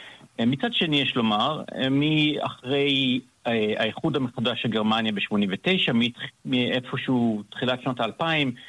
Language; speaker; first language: Hebrew; native; Hebrew